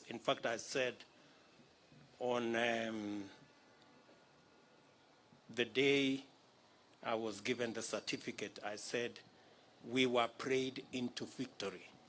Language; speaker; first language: English; non-native, local second language; Kalenjin